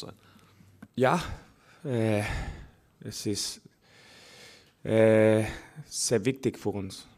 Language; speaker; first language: German; non-native, learner; Spanish